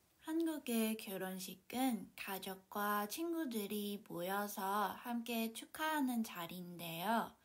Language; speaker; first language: Korean; non-native, fluent; Cantonese